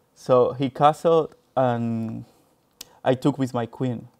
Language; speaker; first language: English; non-native, fluent; Spanish